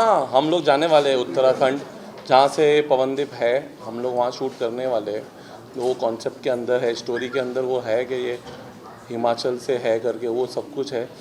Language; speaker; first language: Hindi; native; Hindi